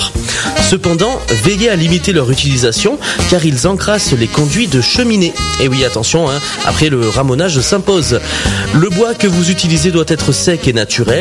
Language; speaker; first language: French; native; French